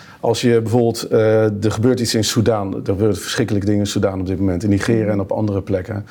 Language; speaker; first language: Dutch; native; Dutch